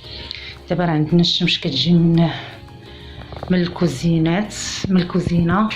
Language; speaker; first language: Arabic; native; Arabic